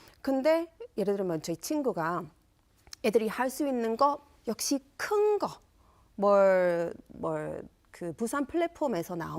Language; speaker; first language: Korean; non-native, fluent; English